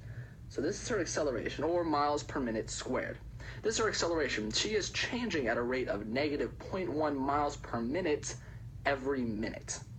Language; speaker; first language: English; native; English